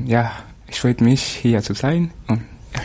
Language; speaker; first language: German; non-native, learner; Swahili